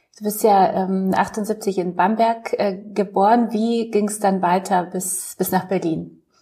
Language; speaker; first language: German; non-native, fluent; Polish